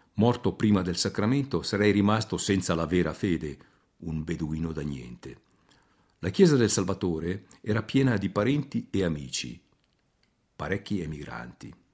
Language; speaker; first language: Italian; native; Italian